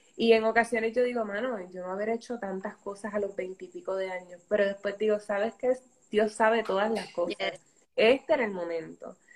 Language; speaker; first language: Spanish; native; Spanish